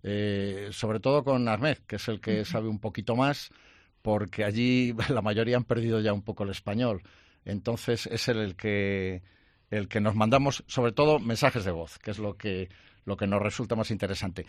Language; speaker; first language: Spanish; native; Spanish